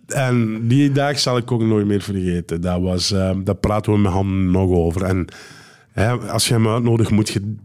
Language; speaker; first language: Dutch; non-native, local second language; Turkish